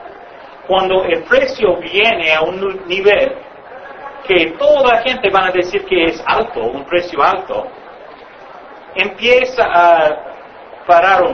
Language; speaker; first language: Spanish; non-native, fluent; English